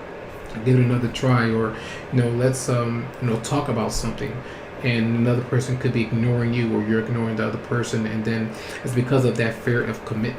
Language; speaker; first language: English; native; English